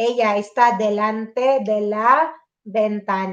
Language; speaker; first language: Spanish; non-native, fluent; Filipino